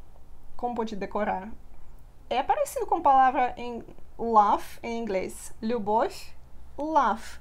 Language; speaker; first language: Portuguese; non-native, fluent; Russian